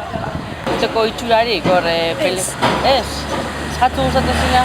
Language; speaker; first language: Basque; native; Basque